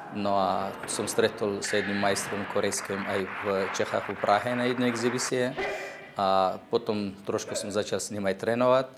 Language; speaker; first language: Slovak; non-native, fluent; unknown